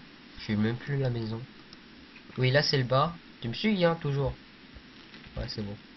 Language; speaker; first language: French; native; French